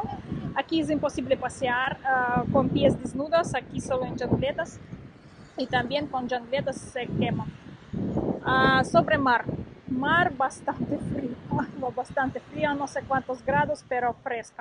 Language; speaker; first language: Spanish; non-native, learner; Russian